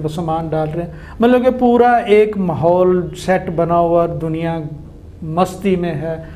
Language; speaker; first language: Hindi; native; Hindi